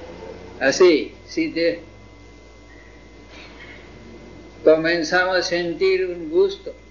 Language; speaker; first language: Spanish; non-native, fluent; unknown